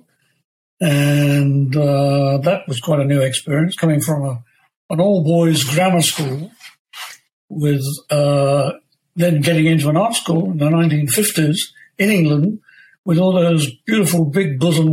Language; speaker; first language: English; native; English